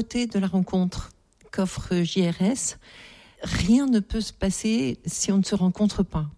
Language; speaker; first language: French; native; French